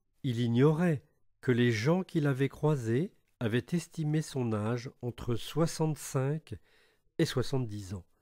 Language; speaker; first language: French; native; French